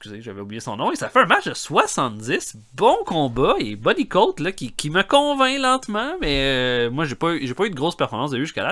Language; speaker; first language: French; native; French